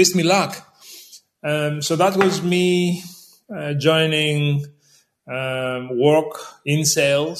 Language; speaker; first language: English; non-native, fluent; Greek